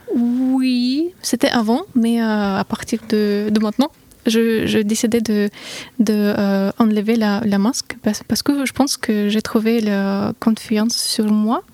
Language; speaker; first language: French; non-native, fluent; Russian